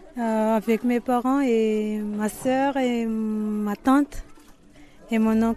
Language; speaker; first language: French; non-native, local second language; Malagasy